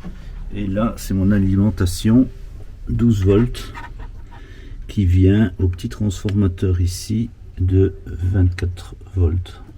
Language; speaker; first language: French; native; French